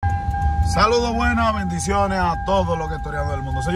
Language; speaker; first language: Spanish; native; Spanish